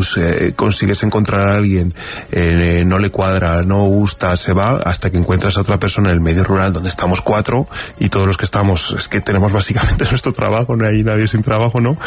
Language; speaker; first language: Spanish; native; Spanish